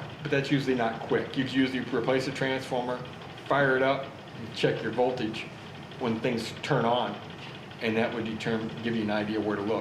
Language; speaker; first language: English; native; English